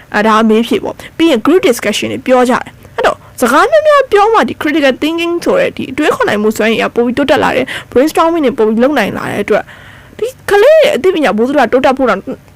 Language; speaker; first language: Burmese; native; Burmese